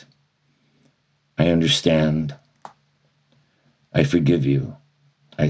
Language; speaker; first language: English; native; English